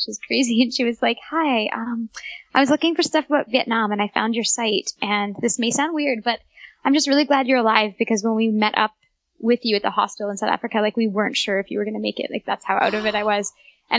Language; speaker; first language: English; native; English